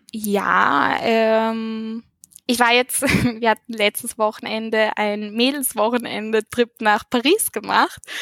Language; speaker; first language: German; early bilingual, heritage; German